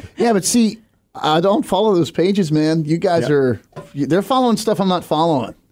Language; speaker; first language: English; native; English